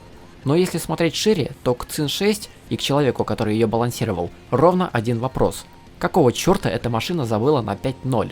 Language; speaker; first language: Russian; native; Russian